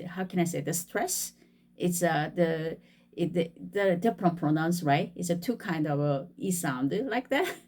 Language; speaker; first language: English; non-native, fluent; Korean